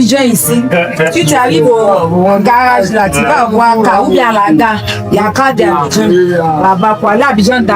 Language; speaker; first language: French; non-native, fluent; Yoruba